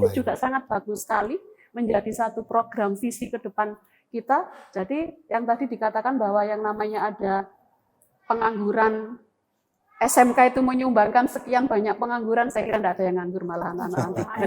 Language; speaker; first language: Indonesian; native; Indonesian